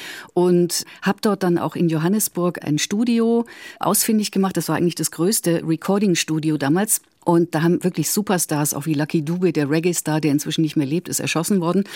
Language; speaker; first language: German; native; German